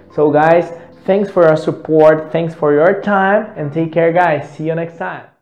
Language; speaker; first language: English; non-native, fluent; Portuguese